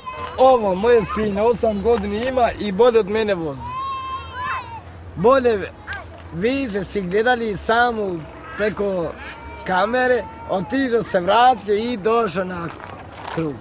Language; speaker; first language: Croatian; non-native, local second language; Romany